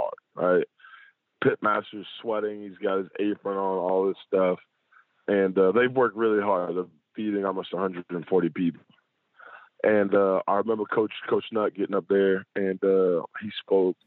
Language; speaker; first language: English; native; English